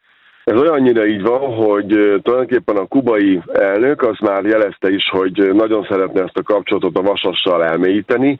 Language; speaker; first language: Hungarian; native; Hungarian